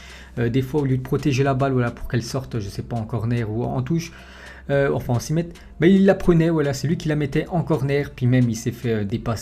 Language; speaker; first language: French; native; French